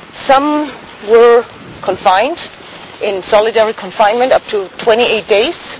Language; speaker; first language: English; non-native, fluent; German